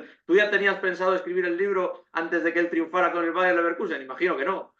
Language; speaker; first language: Spanish; native; Spanish